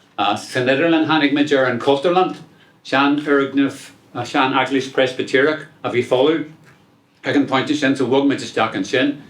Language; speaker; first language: Irish; non-native, local second language; English